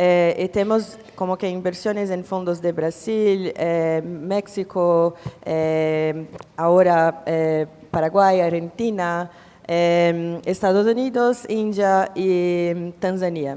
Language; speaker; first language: Spanish; non-native, fluent; Portuguese